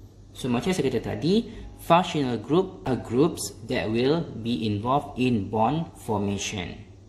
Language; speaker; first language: English; non-native, local second language; Malay